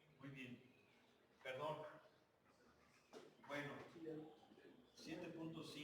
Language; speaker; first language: Spanish; native; Spanish